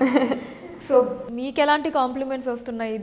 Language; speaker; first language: Telugu; native; Telugu